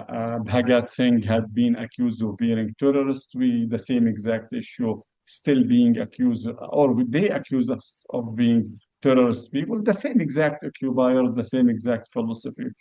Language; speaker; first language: English; non-native, fluent; Arabic